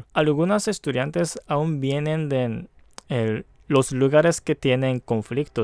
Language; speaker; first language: Spanish; non-native, fluent; Japanese